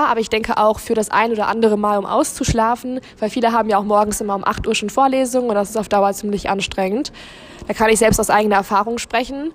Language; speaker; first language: German; native; German